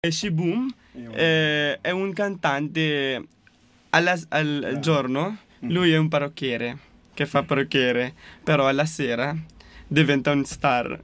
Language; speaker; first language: Italian; non-native, fluent; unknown